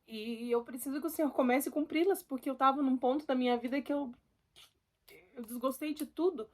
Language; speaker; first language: Portuguese; native; Portuguese